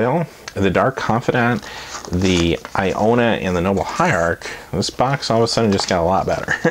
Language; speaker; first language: English; native; English